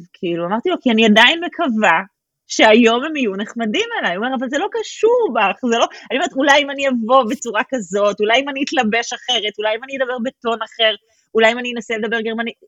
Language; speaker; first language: Hebrew; native; Hebrew